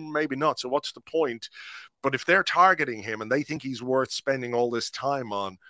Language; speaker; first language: English; native; English